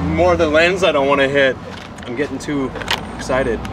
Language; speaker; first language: English; native; English